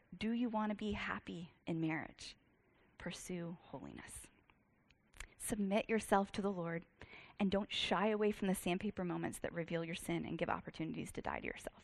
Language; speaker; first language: English; native; English